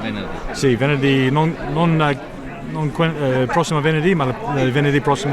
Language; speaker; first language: Italian; non-native, learner; English